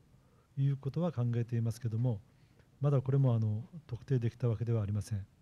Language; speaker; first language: Japanese; native; Japanese